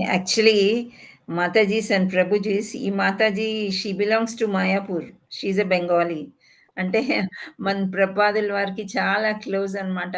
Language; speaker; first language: Telugu; native; Telugu